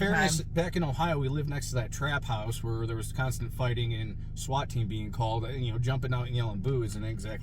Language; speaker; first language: English; native; English